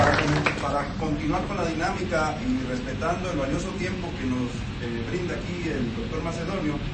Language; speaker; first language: Spanish; native; Spanish